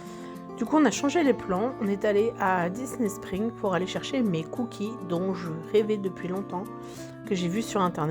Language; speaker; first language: French; native; French